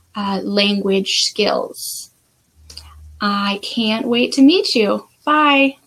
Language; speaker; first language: English; native; English